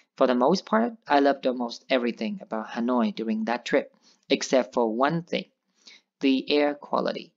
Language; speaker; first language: English; non-native, fluent; Vietnamese